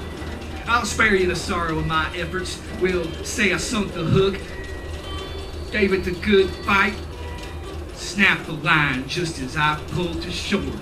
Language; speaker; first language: English; native; English